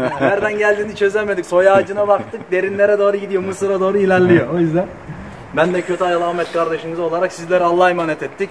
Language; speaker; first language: Turkish; native; Turkish